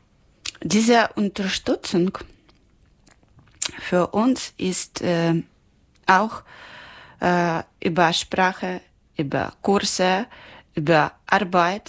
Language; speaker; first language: German; non-native, learner; Ukrainian